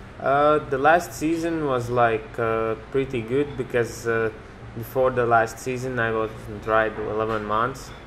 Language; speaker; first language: English; non-native, learner; Latvian